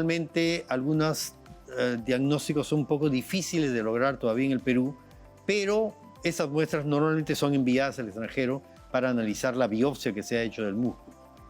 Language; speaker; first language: Spanish; native; Spanish